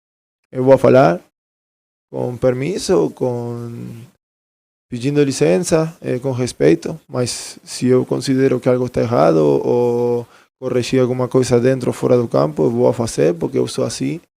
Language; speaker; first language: Portuguese; non-native, fluent; Spanish